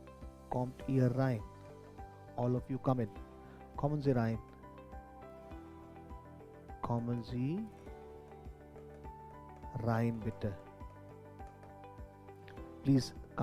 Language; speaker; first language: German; non-native, fluent; Hindi